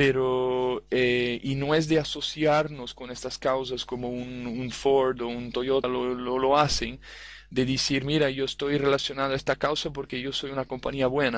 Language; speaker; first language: Spanish; non-native, fluent; Portuguese